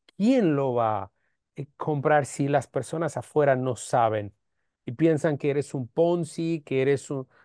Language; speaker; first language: Spanish; non-native, fluent; Romanian